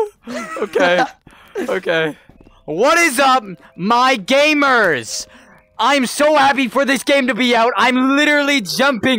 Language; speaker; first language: English; native; English